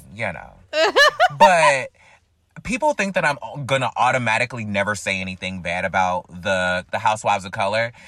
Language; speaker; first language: English; native; English